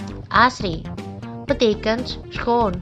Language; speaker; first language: Dutch; non-native, fluent; Indonesian